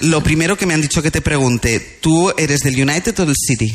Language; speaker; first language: Spanish; native; Spanish